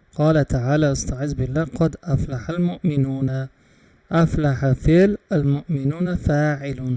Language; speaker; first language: Arabic; non-native, fluent; Uzbek